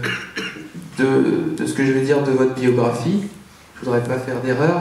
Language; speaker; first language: French; native; French